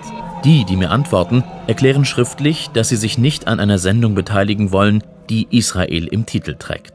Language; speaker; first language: German; native; German